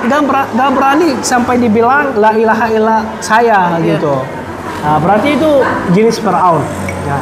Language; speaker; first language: Indonesian; non-native, fluent; Arabic